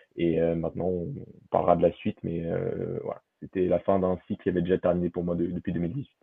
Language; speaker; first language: French; early bilingual, other home language; Portuguese